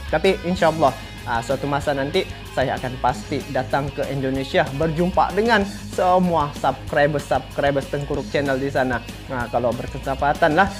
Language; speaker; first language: Malay; native; Malay